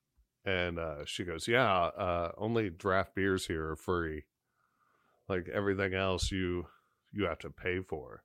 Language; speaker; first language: English; native; English